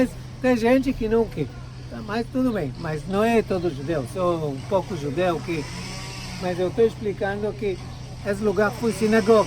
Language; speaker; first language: Portuguese; non-native, fluent; Hebrew